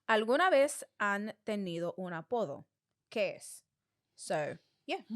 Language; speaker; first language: Spanish; non-native, fluent; English